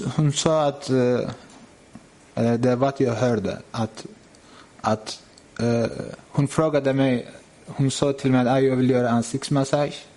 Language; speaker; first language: Swedish; non-native, fluent; Turkish